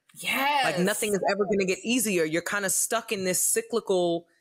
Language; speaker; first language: English; native; English